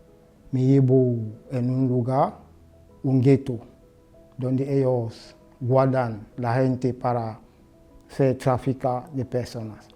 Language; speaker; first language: Spanish; non-native, learner; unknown